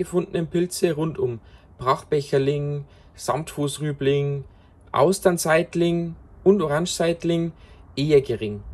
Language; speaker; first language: German; native; German